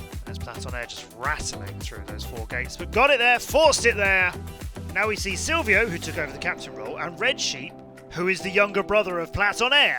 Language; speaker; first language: English; native; English